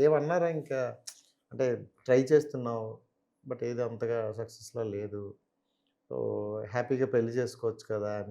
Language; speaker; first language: Telugu; native; Telugu